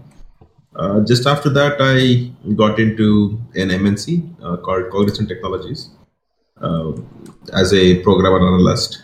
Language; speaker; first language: English; non-native, local second language; Kannada